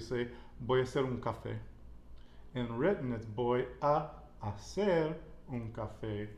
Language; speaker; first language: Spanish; non-native, learner; English